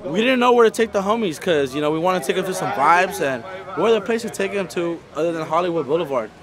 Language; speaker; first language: English; early bilingual, other home language; Spanish